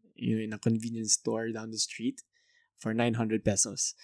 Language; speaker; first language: English; non-native, local second language; Filipino